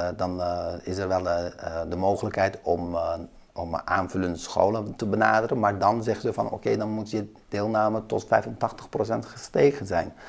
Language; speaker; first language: Dutch; early bilingual, other home language; Kurdish